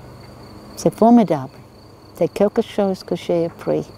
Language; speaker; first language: French; non-native, learner; English